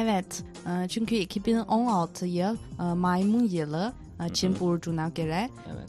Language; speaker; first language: Turkish; non-native, fluent; Chinese